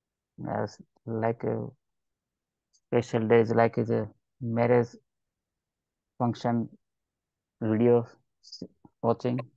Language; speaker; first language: English; non-native, learner; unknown